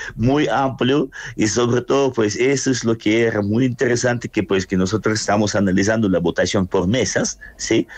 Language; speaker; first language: Spanish; non-native, fluent; Russian